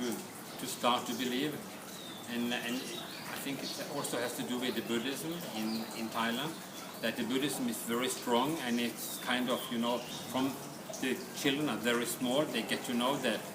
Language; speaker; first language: English; non-native, fluent; Norwegian